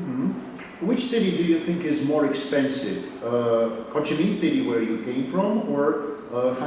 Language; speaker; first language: English; non-native, fluent; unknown